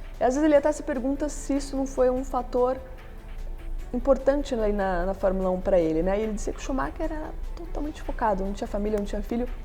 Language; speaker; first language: Portuguese; native; Portuguese